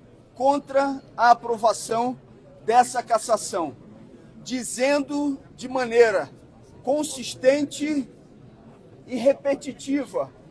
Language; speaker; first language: Portuguese; native; Portuguese